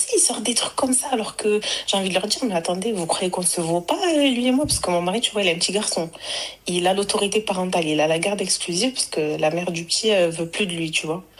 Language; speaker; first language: French; early bilingual, other home language; Arabic